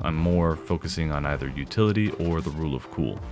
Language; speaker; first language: English; native; English